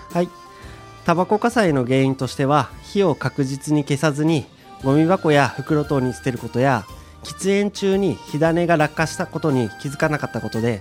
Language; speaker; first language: Japanese; native; Japanese